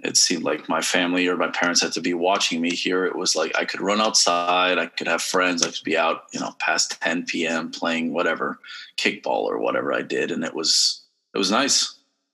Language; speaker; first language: English; native; English